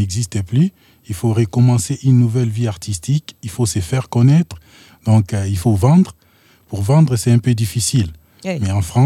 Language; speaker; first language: French; non-native, local second language; Lingala